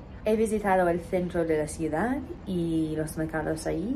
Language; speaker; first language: Spanish; non-native, fluent; English